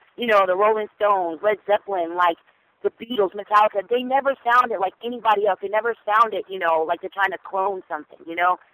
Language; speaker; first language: English; non-native, fluent; German